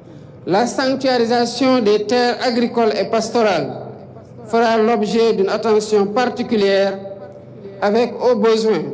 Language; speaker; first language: French; non-native, local second language; Wolof